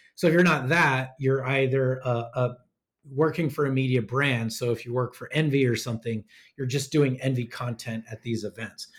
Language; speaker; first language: English; native; English